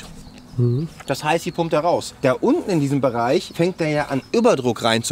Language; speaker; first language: German; native; German